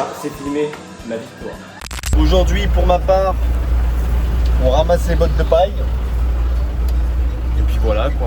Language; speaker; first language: French; native; French